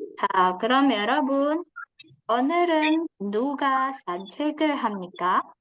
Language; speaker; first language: Korean; non-native, fluent; Indonesian